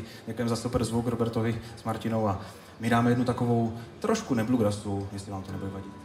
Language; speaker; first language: Czech; native; Czech